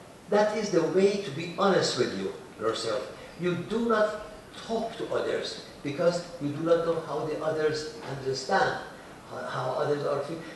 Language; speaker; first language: English; non-native, fluent; Persian